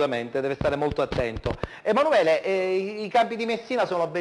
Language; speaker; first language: Italian; native; Italian